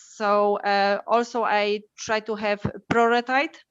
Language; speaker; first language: English; non-native, learner; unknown